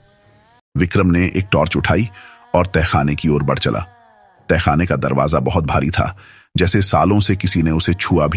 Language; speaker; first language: Hindi; native; Hindi